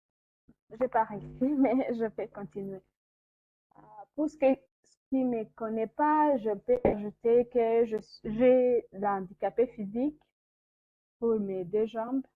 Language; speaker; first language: French; non-native, local second language; Kinyarwanda